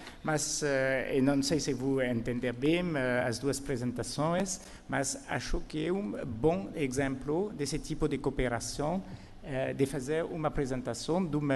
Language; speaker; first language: Portuguese; non-native, fluent; French